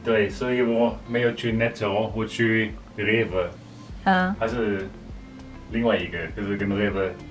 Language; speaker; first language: Chinese; non-native, fluent; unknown